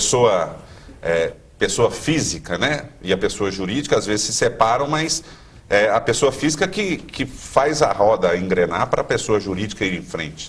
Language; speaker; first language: Portuguese; native; Portuguese